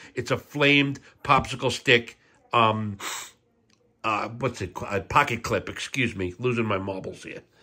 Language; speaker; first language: English; native; English